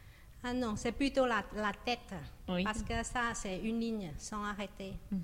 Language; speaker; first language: French; non-native, learner; Chinese